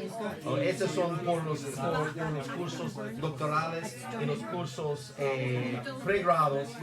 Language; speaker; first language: Spanish; non-native, fluent; English